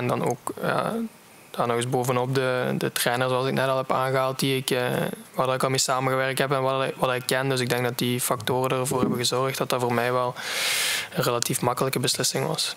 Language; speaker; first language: Dutch; native; Dutch